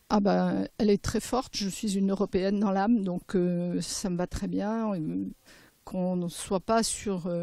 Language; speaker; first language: French; native; French